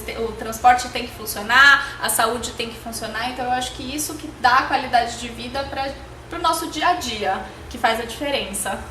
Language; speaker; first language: Portuguese; native; Portuguese